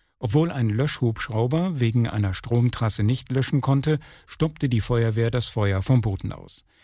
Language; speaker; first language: German; native; German